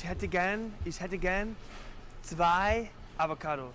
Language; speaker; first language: German; non-native, learner; English